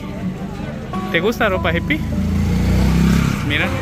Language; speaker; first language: Spanish; non-native, learner; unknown